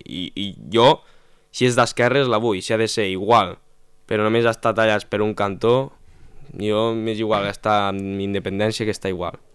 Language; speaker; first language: Catalan; non-native, local second language; Spanish